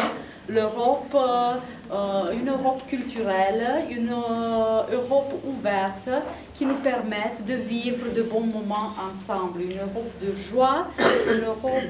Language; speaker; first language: French; non-native, fluent; Italian